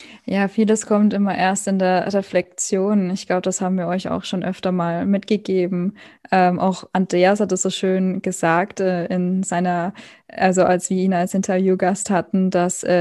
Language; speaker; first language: German; native; German